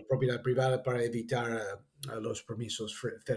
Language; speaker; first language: Spanish; non-native, fluent; English